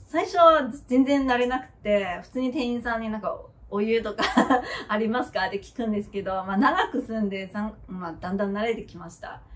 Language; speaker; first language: Japanese; non-native, fluent; Chinese